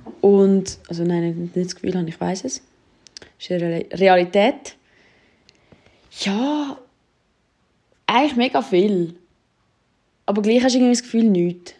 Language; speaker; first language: German; native; German